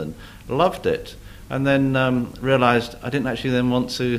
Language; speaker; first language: English; native; English